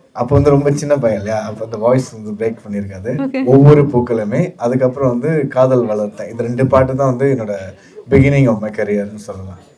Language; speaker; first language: Tamil; native; Tamil